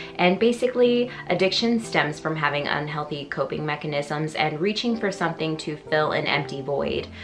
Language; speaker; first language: English; native; English